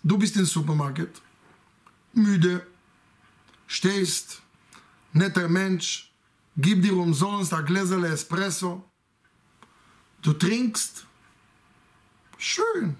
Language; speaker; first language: German; non-native, fluent; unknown